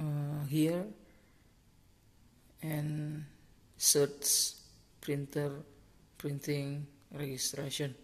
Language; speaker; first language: English; non-native, learner; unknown